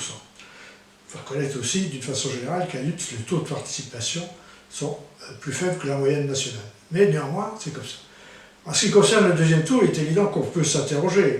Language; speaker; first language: French; native; French